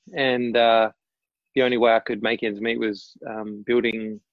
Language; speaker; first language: English; native; English